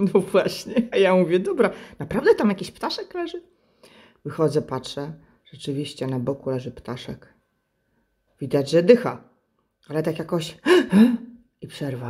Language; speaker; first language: Polish; native; Polish